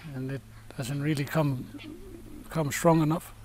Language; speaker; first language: English; native; English